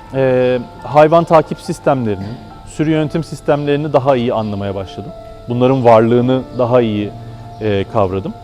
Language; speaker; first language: Turkish; native; Turkish